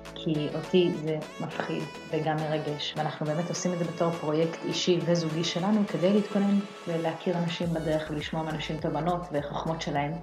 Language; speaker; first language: Hebrew; early bilingual, heritage; Hebrew